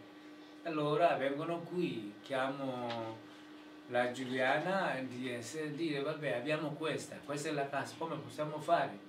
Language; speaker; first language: Italian; non-native, fluent; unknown